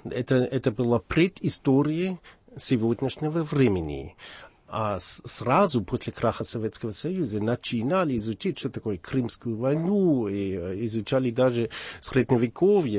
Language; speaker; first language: Russian; non-native, fluent; German